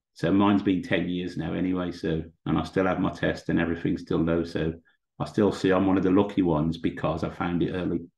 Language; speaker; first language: English; native; English